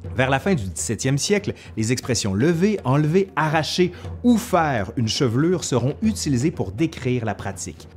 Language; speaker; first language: French; native; French